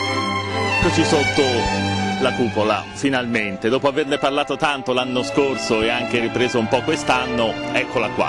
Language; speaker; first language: Italian; native; Italian